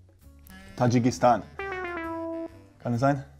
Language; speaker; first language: German; non-native, fluent; Finnish